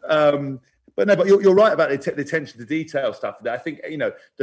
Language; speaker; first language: English; native; English